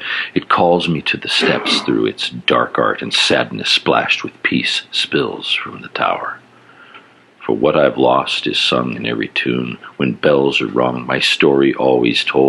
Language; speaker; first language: English; native; English